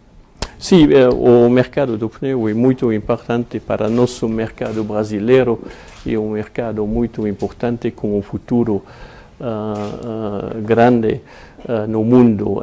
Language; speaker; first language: Portuguese; non-native, fluent; French